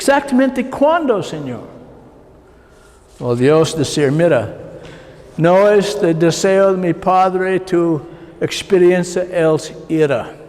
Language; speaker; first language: Spanish; non-native, learner; English